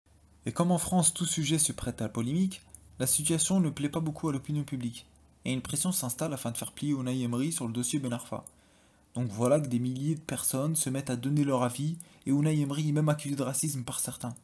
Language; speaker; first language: French; native; French